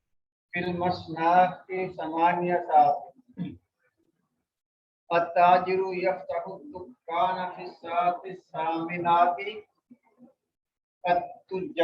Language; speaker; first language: Arabic; non-native, learner; Urdu